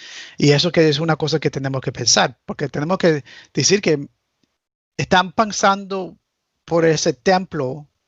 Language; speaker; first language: Spanish; early bilingual, heritage; Spanish